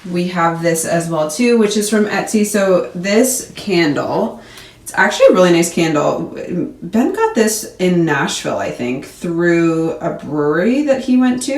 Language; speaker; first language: English; native; English